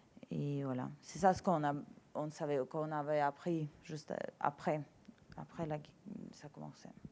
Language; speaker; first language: French; non-native, fluent; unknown